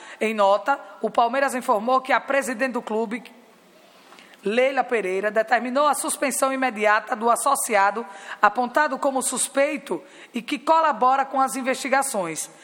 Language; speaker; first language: Portuguese; native; Portuguese